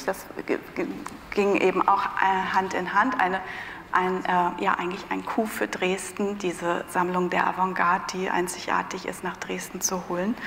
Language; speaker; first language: German; native; German